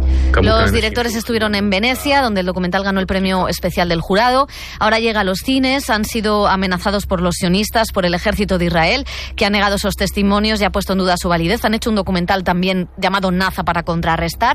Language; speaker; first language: Spanish; native; Spanish